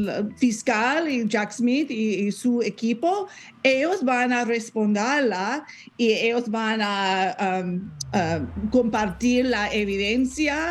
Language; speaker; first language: Spanish; non-native, learner; English